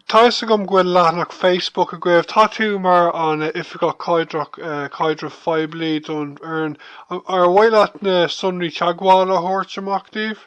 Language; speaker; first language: Irish; non-native, local second language; English